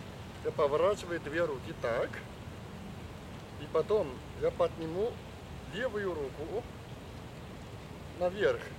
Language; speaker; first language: Russian; non-native, learner; Chinese